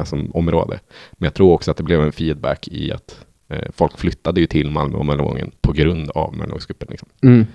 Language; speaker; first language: Swedish; native; Swedish